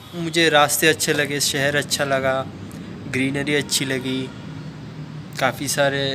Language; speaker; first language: Hindi; non-native, local second language; Assamese